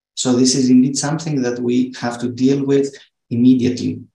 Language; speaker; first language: English; non-native, fluent; Greek